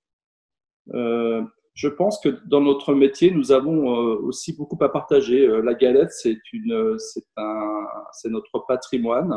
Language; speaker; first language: French; native; French